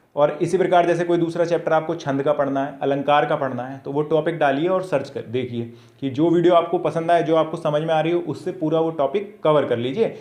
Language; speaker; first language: Hindi; native; Hindi